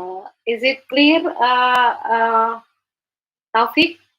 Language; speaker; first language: English; non-native, learner; Indonesian